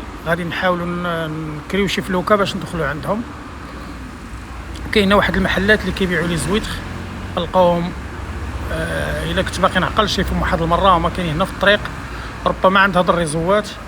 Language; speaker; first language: Arabic; native; Arabic